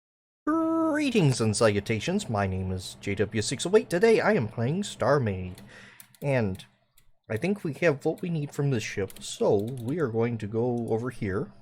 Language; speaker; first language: English; native; English